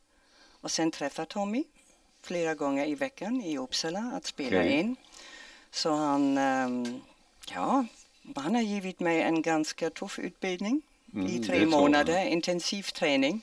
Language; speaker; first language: Swedish; non-native, fluent; German